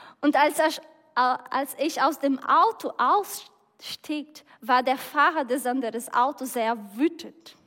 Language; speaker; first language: German; non-native, fluent; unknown